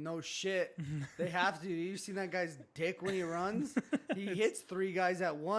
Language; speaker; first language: English; native; English